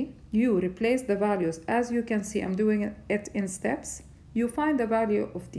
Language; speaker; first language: English; non-native, fluent; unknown